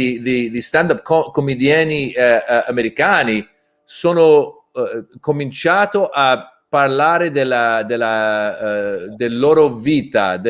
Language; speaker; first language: Italian; non-native, learner; English